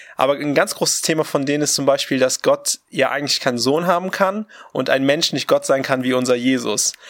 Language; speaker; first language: German; early bilingual, other home language; Russian